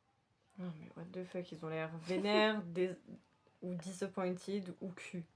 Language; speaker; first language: French; native; French